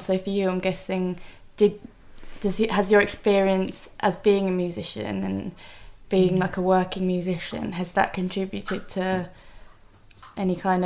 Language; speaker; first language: English; native; English